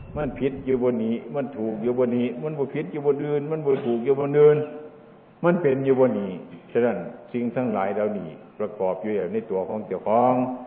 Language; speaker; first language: Thai; non-native, local second language; Northeastern Thai